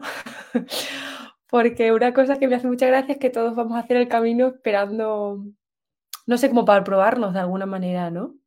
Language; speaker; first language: Spanish; native; Spanish